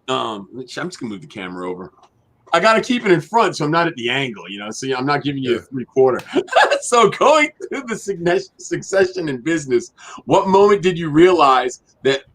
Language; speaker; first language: English; native; English